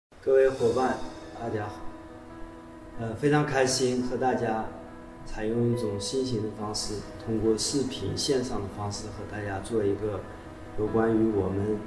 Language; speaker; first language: Chinese; native; Chinese